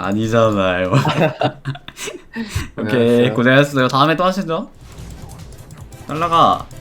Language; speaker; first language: Korean; native; Korean